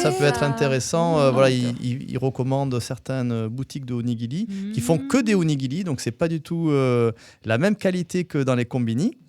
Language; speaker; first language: French; native; French